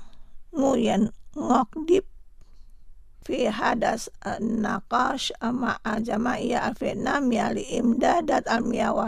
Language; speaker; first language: Arabic; non-native, fluent; Indonesian